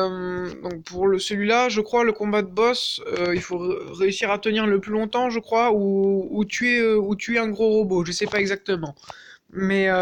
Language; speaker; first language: French; native; French